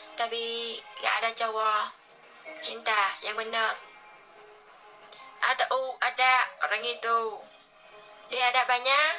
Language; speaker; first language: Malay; non-native, learner; Vietnamese